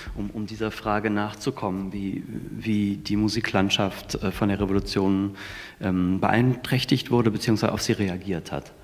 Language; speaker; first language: German; non-native, fluent; Arabic